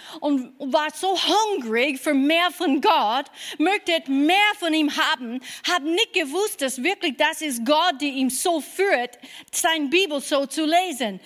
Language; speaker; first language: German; non-native, fluent; English